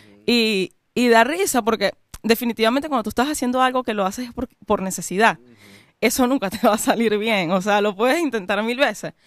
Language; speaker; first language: Spanish; native; Spanish